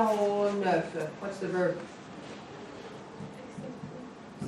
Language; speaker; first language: French; non-native, fluent; English